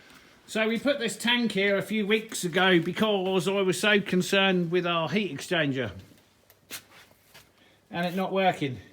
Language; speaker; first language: English; native; English